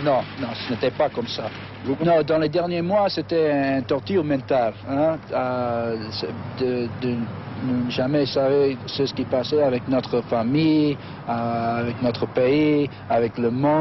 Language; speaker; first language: French; non-native, fluent; English